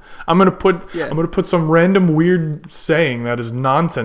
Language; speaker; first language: English; native; English